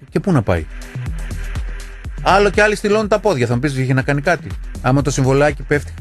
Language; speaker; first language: Greek; native; Greek